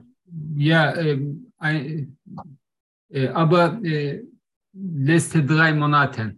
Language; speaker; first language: German; non-native, learner; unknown